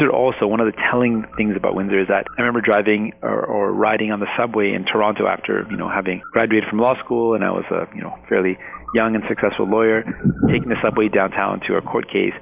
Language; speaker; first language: English; non-native, fluent; Punjabi